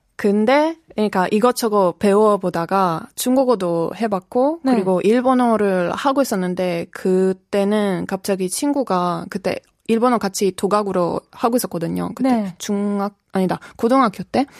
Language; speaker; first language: Korean; non-native, fluent; Italian